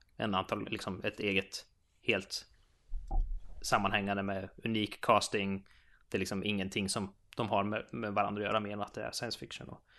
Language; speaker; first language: Swedish; native; Swedish